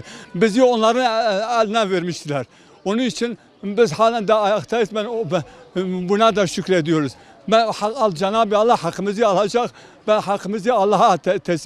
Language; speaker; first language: Turkish; non-native, local second language; Kurdish